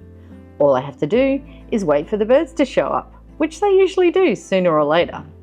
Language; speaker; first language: English; native; English